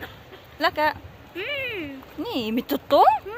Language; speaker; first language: Dutch; non-native, learner; Filipino